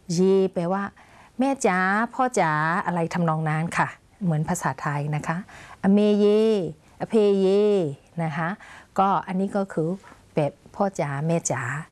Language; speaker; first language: Thai; non-native, fluent; Burmese